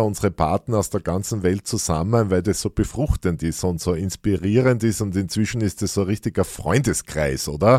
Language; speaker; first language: German; native; German